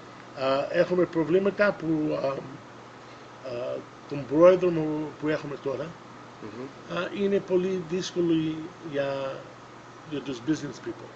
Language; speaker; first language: Greek; early bilingual, other home language; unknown